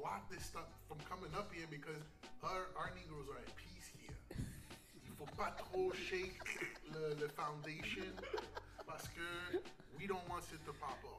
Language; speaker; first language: English; early bilingual, other home language; French